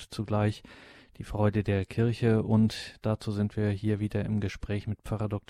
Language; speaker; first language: German; native; German